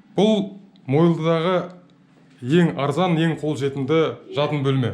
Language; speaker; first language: Kazakh; native; Kazakh